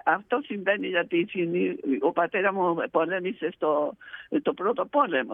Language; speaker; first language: Greek; early bilingual, heritage; Greek